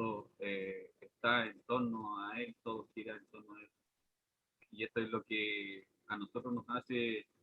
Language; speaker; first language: Spanish; native; Spanish